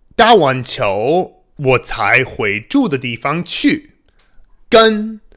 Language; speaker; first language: Chinese; non-native, fluent; English